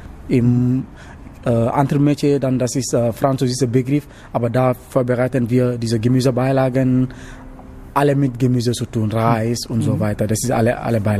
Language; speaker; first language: German; non-native, learner; Wolof